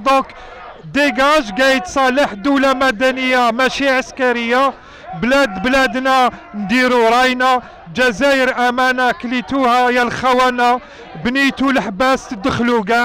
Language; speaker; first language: French; non-native, local second language; Arabic